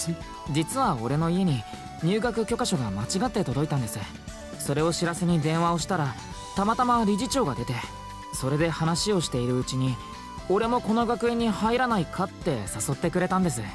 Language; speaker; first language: Japanese; native; Japanese